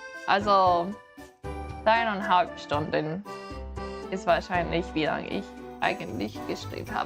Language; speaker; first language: German; non-native, learner; English